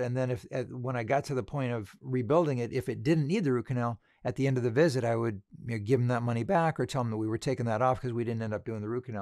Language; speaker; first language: English; native; English